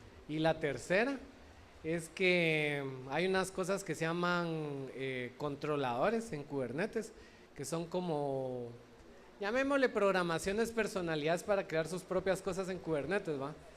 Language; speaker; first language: Spanish; native; Spanish